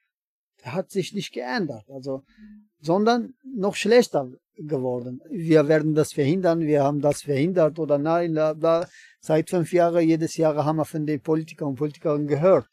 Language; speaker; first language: German; non-native, learner; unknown